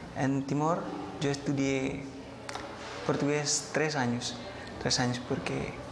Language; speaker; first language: Spanish; non-native, learner; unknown